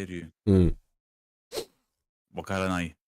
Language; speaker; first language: Japanese; non-native, learner; English